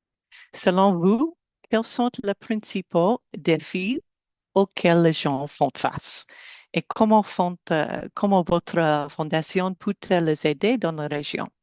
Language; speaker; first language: French; non-native, learner; English